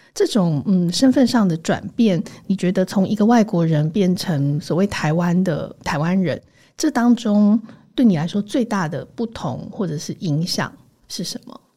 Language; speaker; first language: Chinese; native; Chinese